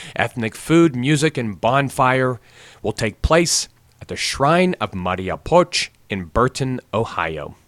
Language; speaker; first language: English; native; English